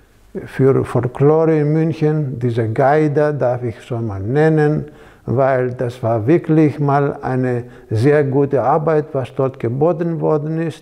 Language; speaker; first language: German; non-native, fluent; Greek